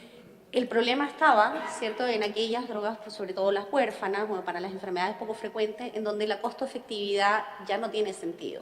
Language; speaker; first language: Spanish; native; Spanish